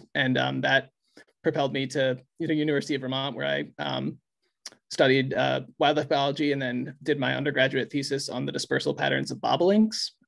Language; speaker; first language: English; native; English